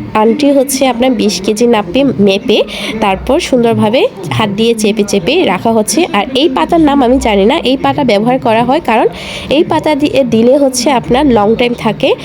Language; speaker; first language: Bangla; native; Bangla